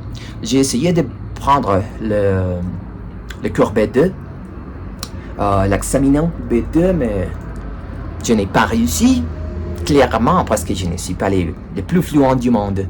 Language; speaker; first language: French; non-native, learner; Spanish